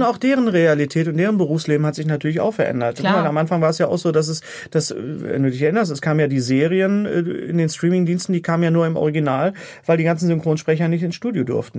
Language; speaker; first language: German; native; German